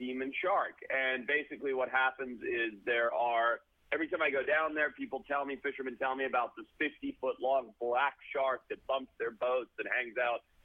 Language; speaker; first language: English; native; English